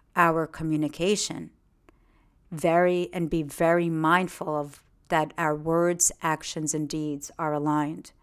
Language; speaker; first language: English; early bilingual, other home language; Russian